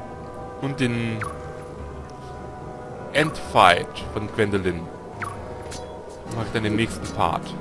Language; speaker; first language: German; native; German